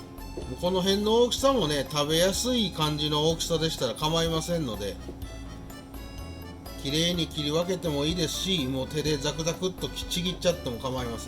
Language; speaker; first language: Japanese; native; Japanese